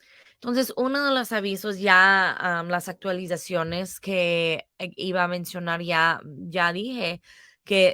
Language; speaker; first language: Spanish; non-native, fluent; English